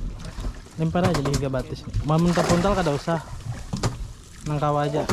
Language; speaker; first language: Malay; non-native, local second language; Banjar